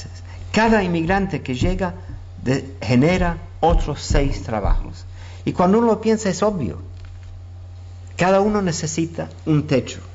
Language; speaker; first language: Spanish; non-native, fluent; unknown